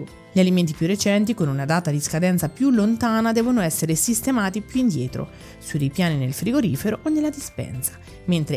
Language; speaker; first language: Italian; native; Italian